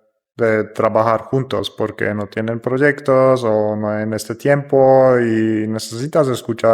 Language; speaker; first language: Spanish; non-native, fluent; Polish